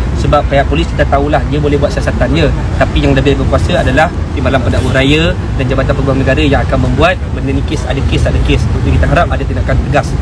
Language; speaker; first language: Malay; native; Malay